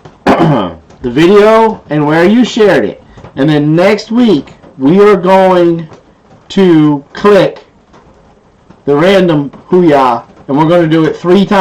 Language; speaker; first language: English; native; English